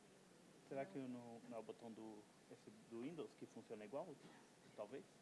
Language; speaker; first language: Portuguese; native; Portuguese